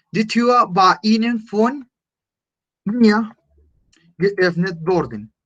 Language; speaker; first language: German; non-native, fluent; Spanish